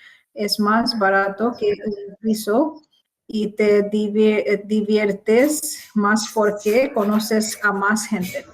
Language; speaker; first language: Spanish; non-native, learner; Bangla